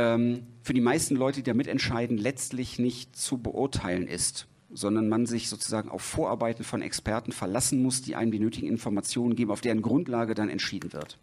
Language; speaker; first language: German; native; German